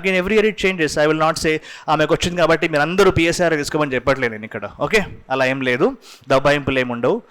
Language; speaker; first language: Telugu; non-native, local second language; Urdu